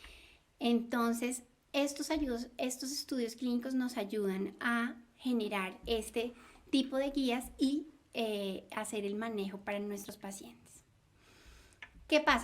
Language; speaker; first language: Spanish; native; Spanish